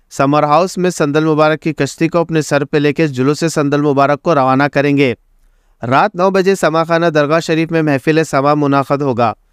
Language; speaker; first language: Hindi; non-native, local second language; Urdu